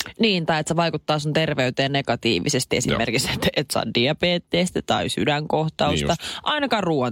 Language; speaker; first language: Finnish; native; Finnish